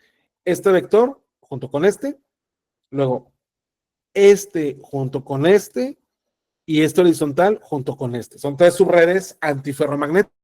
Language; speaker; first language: Spanish; native; Spanish